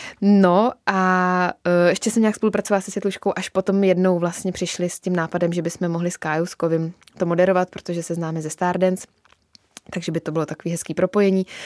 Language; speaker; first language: Czech; native; Czech